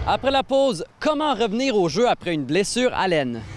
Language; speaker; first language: French; native; French